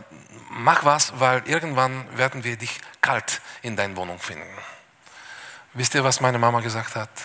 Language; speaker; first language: German; non-native, fluent; Bulgarian